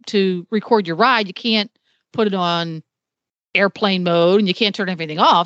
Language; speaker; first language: English; native; English